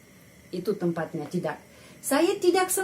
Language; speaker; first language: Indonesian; non-native, fluent; Russian